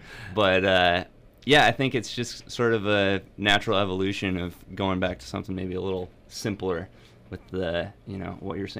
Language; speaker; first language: English; native; English